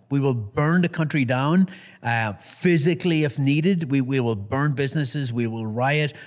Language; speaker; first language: English; native; English